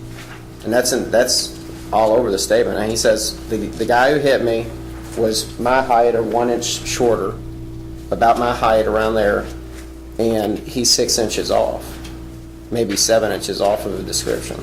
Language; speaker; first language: English; native; English